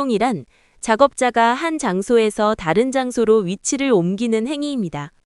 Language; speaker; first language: Korean; non-native, learner; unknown